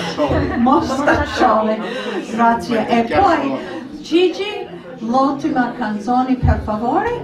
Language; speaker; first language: Italian; non-native, fluent; English